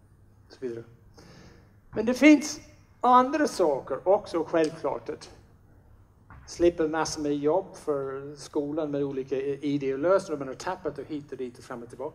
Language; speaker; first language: Swedish; non-native, fluent; English